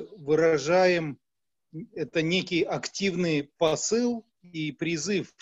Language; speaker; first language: Russian; native; Russian